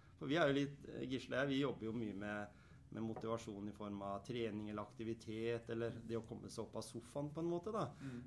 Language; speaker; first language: Norwegian; native; Norwegian